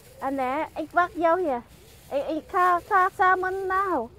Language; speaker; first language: Dutch; non-native, learner; Thai